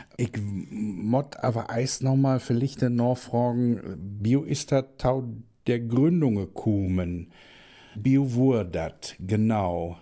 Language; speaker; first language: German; native; German